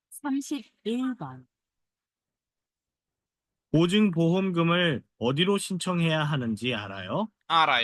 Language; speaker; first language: Korean; non-native, fluent; Bangla